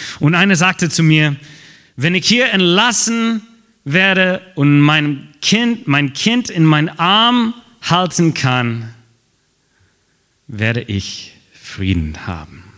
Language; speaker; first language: German; non-native, fluent; English